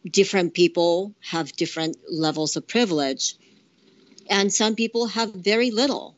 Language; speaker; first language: English; non-native, fluent; Japanese